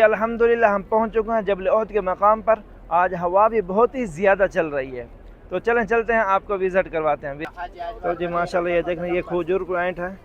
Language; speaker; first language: Hindi; native; Hindi